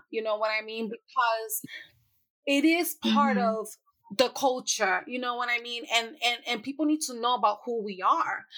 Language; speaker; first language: English; native; English